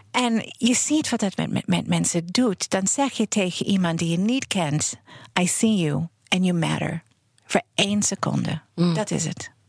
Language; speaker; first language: Dutch; non-native, fluent; English